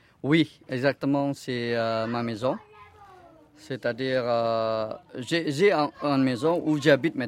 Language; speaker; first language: French; non-native, fluent; Indonesian